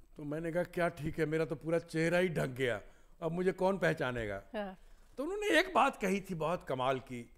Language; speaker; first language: Hindi; native; Hindi